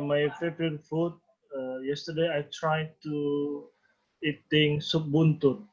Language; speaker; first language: English; non-native, learner; Indonesian